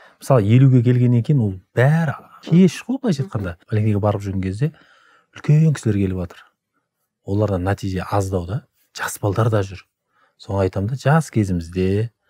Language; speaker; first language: Kazakh; native; Kazakh